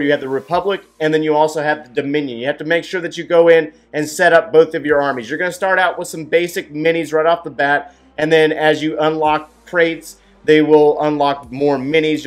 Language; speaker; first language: English; native; English